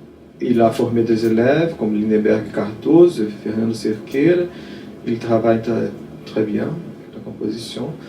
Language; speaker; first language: French; non-native, fluent; Portuguese